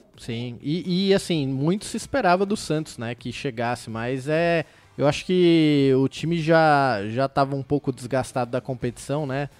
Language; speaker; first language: Portuguese; native; Portuguese